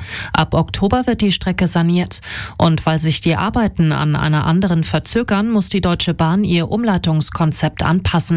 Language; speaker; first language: German; native; German